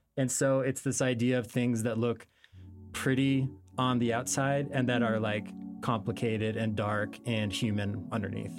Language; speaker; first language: English; native; English